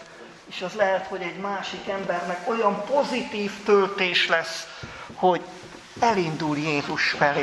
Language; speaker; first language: Hungarian; native; Hungarian